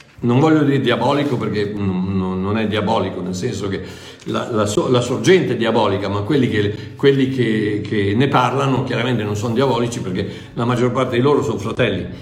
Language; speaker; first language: Italian; non-native, fluent; English